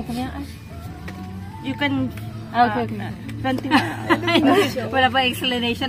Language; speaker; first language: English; non-native, local second language; Filipino